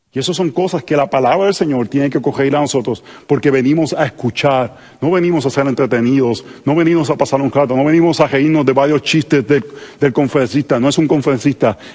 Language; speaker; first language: Spanish; native; Spanish